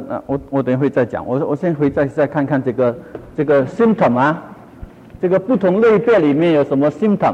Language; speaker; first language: Chinese; non-native, local second language; Cantonese